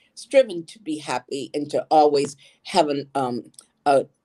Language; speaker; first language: English; native; English